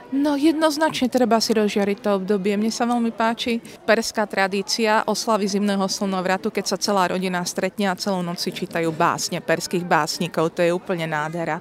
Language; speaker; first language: Slovak; native; Slovak